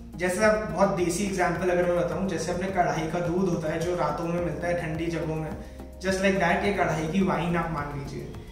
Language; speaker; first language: Hindi; native; Hindi